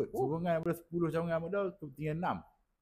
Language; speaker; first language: Malay; native; Malay